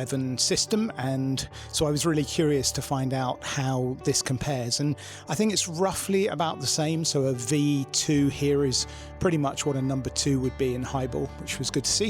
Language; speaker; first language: English; native; English